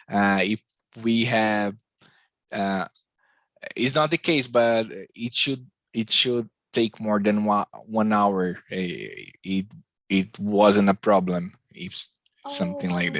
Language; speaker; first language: English; non-native, learner; Portuguese